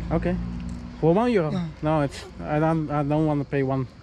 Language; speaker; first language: English; non-native, fluent; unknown